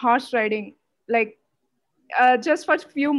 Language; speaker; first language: English; non-native, local second language; Odia